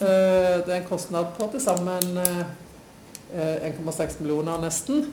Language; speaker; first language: Norwegian; native; Norwegian